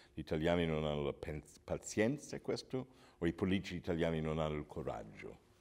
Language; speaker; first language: Italian; non-native, fluent; English